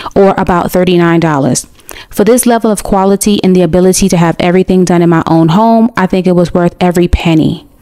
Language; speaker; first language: English; native; English